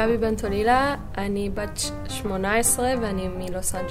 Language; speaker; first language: Hebrew; non-native, learner; English